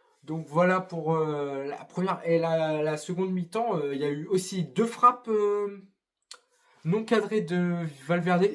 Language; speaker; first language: French; native; French